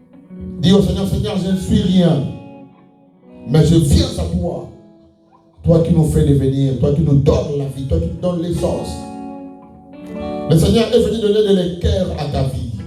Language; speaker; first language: French; non-native, local second language; Lingala